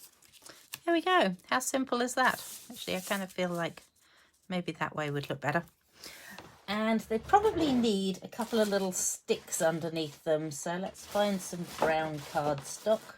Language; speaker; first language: English; native; English